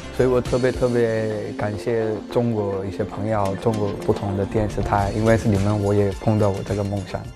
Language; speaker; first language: Chinese; non-native, fluent; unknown